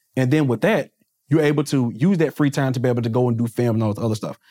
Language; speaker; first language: English; native; English